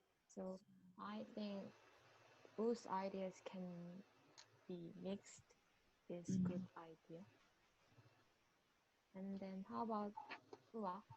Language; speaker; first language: English; non-native, learner; Korean